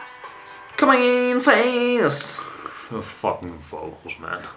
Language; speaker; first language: English; non-native, fluent; Dutch